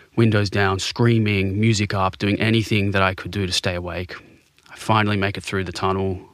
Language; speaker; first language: English; native; English